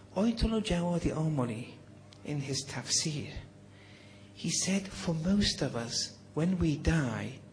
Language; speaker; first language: English; native; English